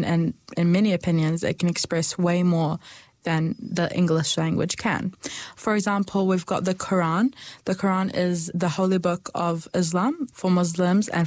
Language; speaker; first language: English; native; English